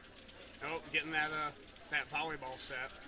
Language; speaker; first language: English; native; English